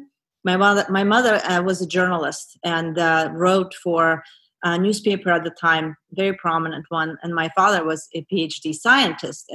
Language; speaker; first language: English; non-native, fluent; Azerbaijani